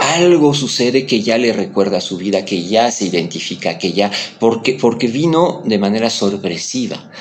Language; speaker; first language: Spanish; non-native, fluent; French